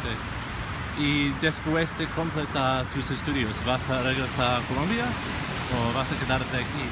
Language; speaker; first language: Spanish; non-native, fluent; English